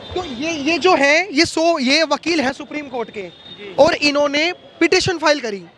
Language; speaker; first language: Hindi; native; Hindi